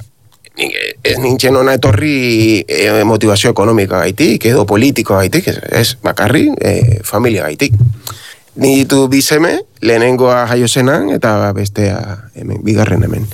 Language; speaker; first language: Basque; non-native, learner; Spanish